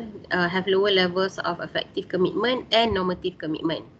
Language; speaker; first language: English; non-native, local second language; Malay